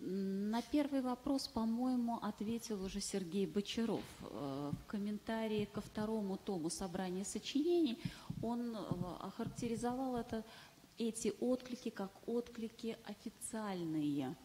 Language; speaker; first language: Russian; native; Russian